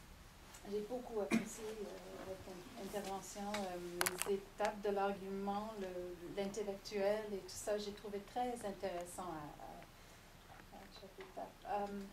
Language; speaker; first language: French; non-native, fluent; English